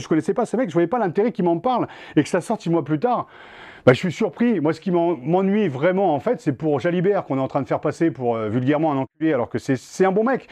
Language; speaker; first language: French; native; French